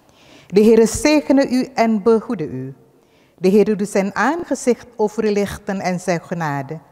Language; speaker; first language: Dutch; early bilingual, other home language; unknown